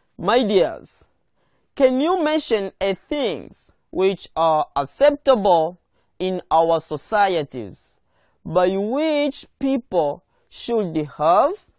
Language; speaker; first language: English; non-native, local second language; Swahili